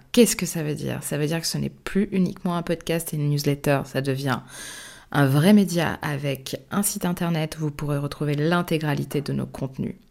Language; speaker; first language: French; native; French